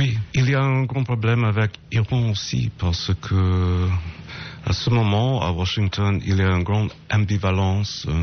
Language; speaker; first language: French; non-native, fluent; English